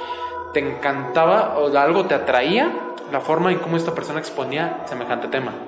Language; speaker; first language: Spanish; native; Spanish